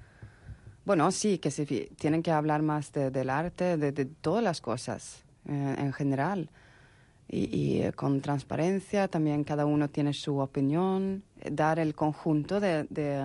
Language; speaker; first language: Spanish; non-native, fluent; Swedish